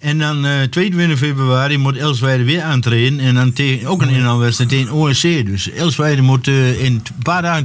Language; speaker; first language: Dutch; native; Dutch